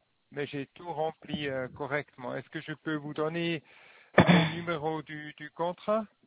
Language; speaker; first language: French; non-native, learner; Swiss German